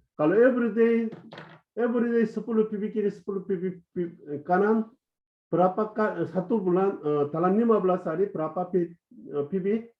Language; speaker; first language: Indonesian; non-native, fluent; Korean